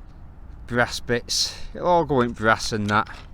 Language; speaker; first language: English; native; English